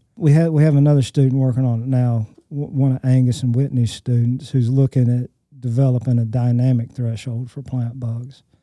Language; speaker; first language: English; native; English